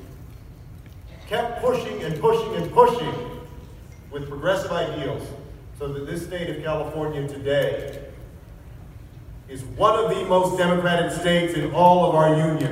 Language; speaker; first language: English; native; English